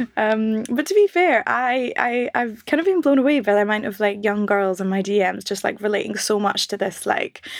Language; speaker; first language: English; native; English